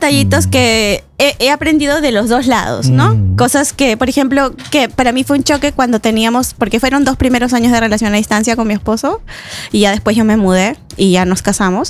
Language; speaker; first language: Spanish; native; Spanish